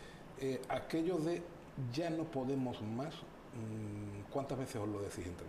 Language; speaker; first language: Spanish; native; Spanish